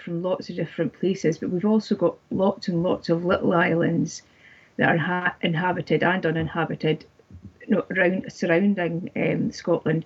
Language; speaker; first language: English; native; English